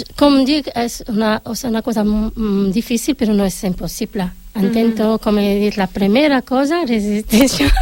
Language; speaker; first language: Catalan; non-native, learner; Arabic